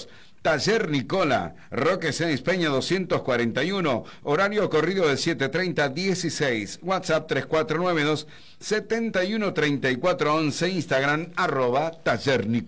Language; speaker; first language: Spanish; native; Spanish